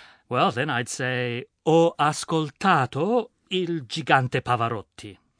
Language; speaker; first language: Italian; non-native, learner; English